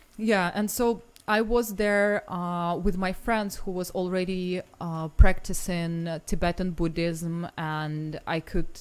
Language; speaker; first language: English; non-native, fluent; Russian